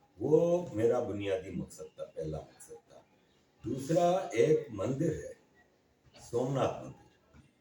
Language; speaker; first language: Urdu; native; Urdu